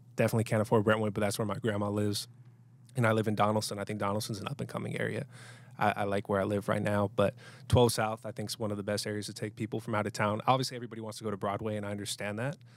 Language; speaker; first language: English; native; English